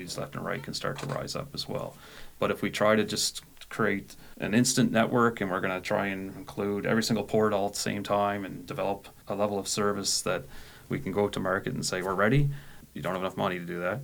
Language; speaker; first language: English; native; English